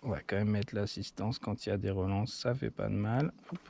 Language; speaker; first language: French; native; French